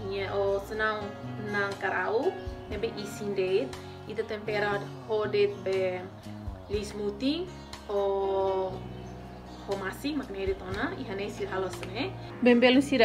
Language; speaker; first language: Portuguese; non-native, local second language; Tetum